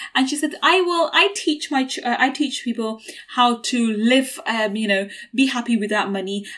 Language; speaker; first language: English; native; English